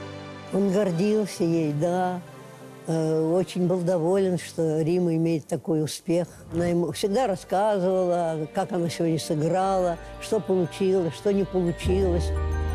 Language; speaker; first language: Russian; native; Russian